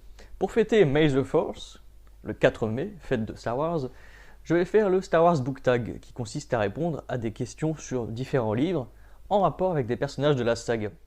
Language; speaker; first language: French; native; French